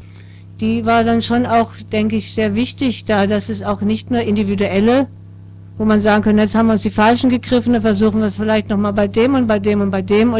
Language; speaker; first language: German; native; German